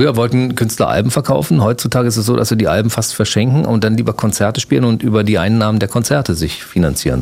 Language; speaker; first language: German; native; German